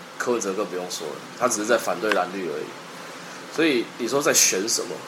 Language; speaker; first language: Chinese; native; Chinese